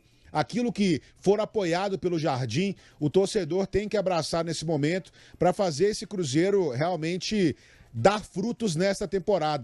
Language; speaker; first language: Portuguese; native; Portuguese